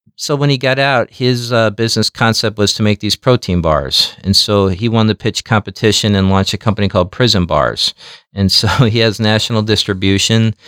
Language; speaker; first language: English; native; English